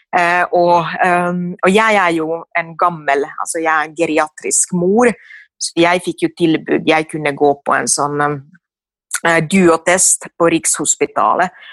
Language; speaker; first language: Norwegian; non-native, fluent; Finnish